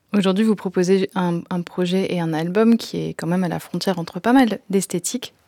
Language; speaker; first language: French; native; French